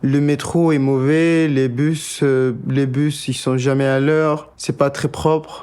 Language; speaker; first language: French; non-native, local second language; Arabic